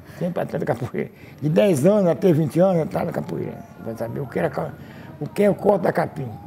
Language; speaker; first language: Portuguese; native; Portuguese